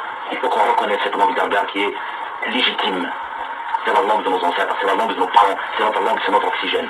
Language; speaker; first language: French; non-native, local second language; Kabyle